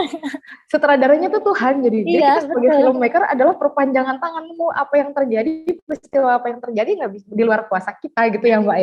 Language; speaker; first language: Indonesian; native; Indonesian